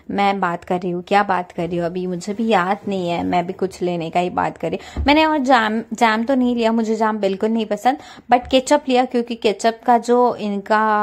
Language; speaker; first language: Hindi; non-native, local second language; Marathi